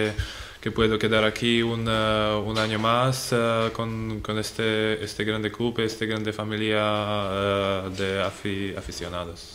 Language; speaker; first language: Spanish; non-native, learner; Czech